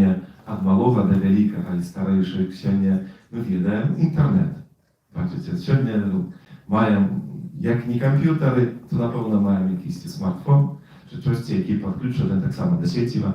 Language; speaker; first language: Polish; non-native, learner; Russian